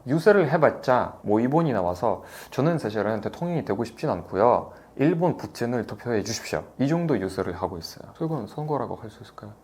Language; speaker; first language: Korean; non-native, fluent; Russian